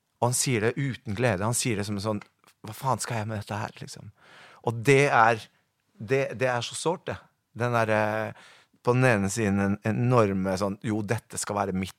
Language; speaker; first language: Norwegian; early bilingual, other home language; Spanish